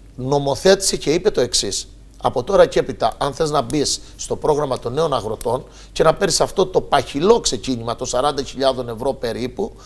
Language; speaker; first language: Greek; native; Greek